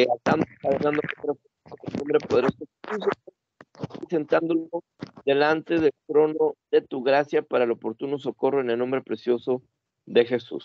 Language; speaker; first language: Spanish; native; Spanish